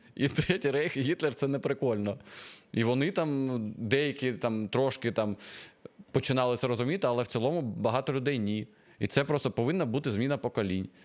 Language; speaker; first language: Ukrainian; non-native, local second language; Russian